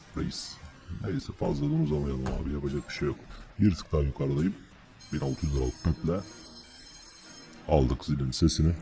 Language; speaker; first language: Turkish; native; Turkish